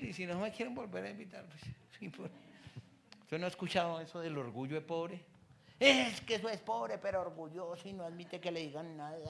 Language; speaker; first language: Spanish; native; Spanish